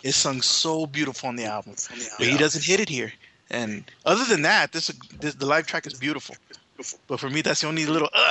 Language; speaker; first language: English; native; English